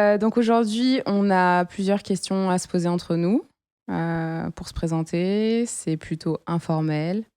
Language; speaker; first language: French; native; French